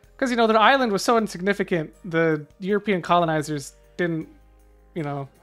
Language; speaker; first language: English; native; English